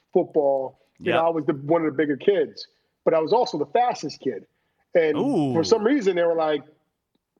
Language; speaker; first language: English; native; English